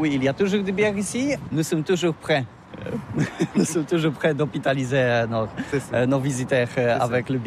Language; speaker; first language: French; non-native, learner; Polish